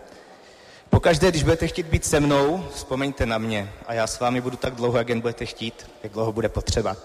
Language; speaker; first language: Czech; native; Czech